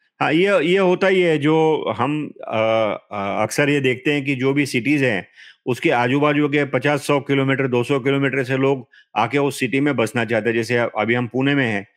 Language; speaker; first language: Hindi; non-native, local second language; Marathi